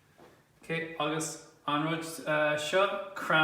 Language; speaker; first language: Irish; non-native, local second language; English